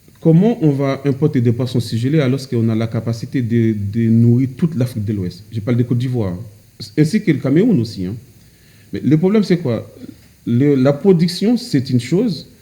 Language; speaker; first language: French; early bilingual, other home language; Haitian Creole